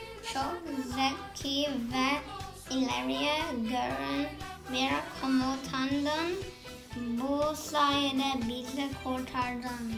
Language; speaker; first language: Turkish; early bilingual, heritage; Turkish